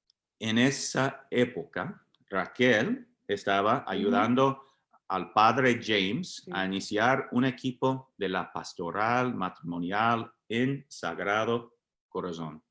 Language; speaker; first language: Spanish; non-native, fluent; English